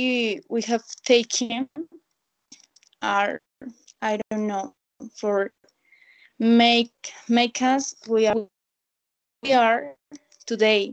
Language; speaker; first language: English; non-native, learner; Spanish